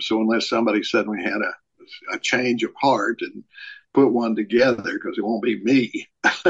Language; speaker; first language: English; native; English